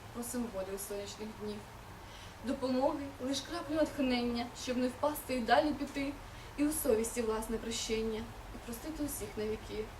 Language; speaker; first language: Ukrainian; non-native, local second language; Russian